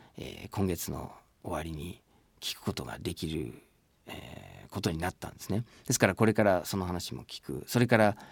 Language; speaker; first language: Japanese; non-native, fluent; English